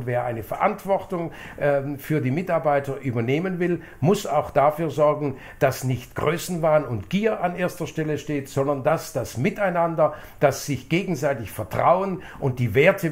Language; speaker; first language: German; native; German